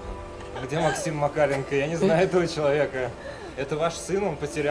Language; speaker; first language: Russian; native; Russian